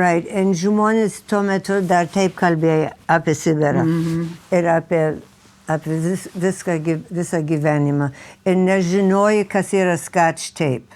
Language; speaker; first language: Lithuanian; early bilingual, heritage; Lithuanian